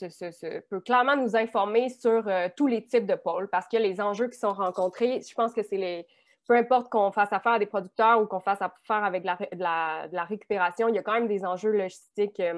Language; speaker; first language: French; native; French